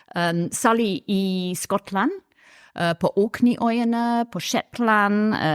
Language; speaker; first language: Norwegian; non-native, fluent; English